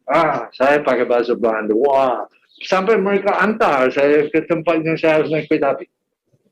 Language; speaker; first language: Indonesian; non-native, fluent; English